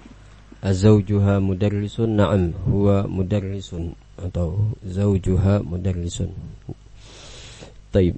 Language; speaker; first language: Arabic; non-native, fluent; Indonesian